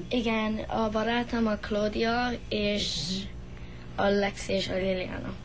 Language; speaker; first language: Hungarian; early bilingual, heritage; Hungarian